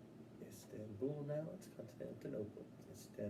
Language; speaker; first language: English; native; English